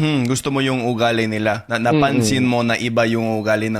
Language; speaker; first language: Filipino; non-native, fluent; English